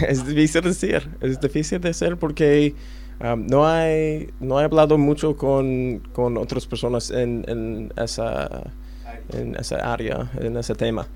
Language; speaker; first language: Spanish; non-native, learner; English